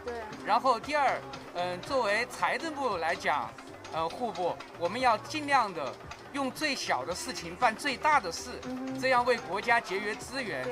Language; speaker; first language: Chinese; native; Chinese